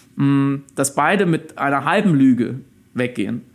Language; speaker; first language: German; native; German